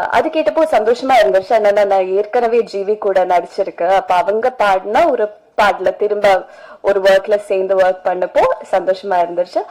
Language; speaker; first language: Tamil; non-native, fluent; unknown